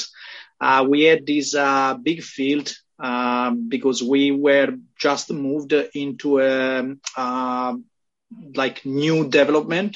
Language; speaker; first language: English; non-native, fluent; Italian